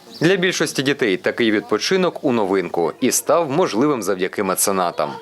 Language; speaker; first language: Ukrainian; native; Ukrainian